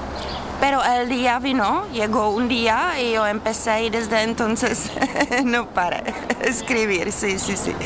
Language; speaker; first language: Spanish; non-native, learner; Czech